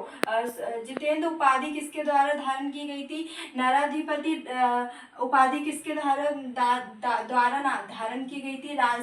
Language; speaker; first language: Hindi; native; Hindi